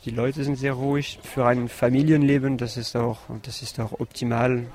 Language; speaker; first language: German; non-native, fluent; French